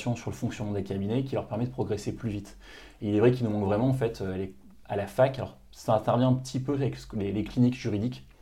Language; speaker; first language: French; native; French